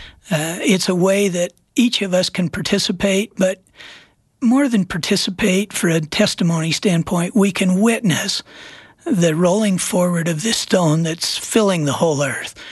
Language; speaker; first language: English; native; English